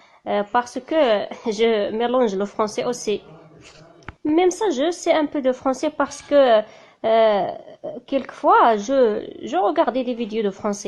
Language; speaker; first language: French; non-native, learner; Tachelhit